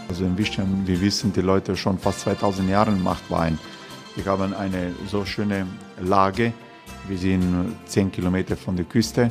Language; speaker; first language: German; non-native, learner; Croatian